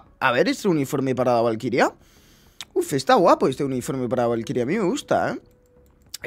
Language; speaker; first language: Spanish; native; Spanish